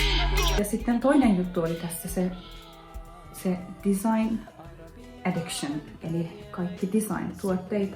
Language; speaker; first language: Finnish; non-native, fluent; Turkish